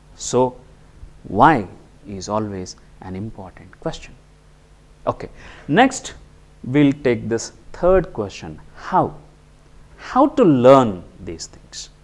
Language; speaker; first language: English; non-native, local second language; Kannada